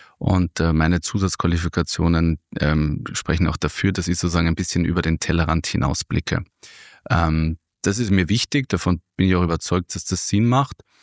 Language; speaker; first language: German; native; German